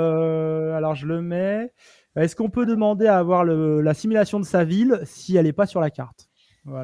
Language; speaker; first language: French; native; French